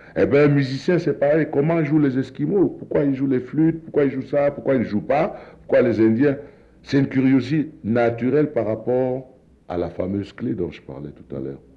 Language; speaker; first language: French; non-native, local second language; Duala